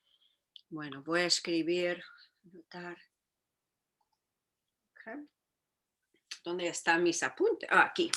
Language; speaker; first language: Spanish; non-native, fluent; English